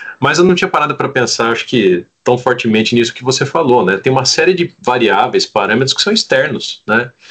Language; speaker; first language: Portuguese; native; Portuguese